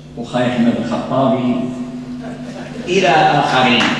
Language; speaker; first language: Arabic; native; Arabic